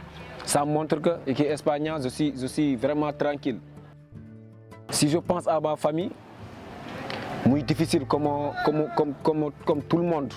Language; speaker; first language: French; non-native, local second language; Wolof